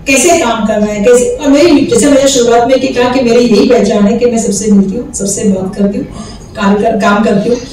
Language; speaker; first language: Hindi; non-native, local second language; Marathi